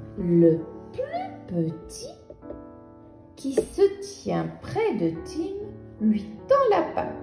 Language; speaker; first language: French; native; French